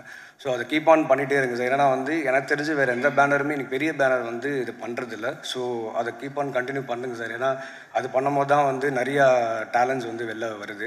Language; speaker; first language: Tamil; native; Tamil